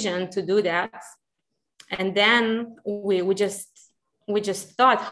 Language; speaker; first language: English; non-native, fluent; Hebrew